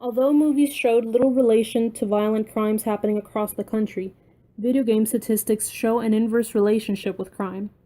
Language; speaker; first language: English; native; English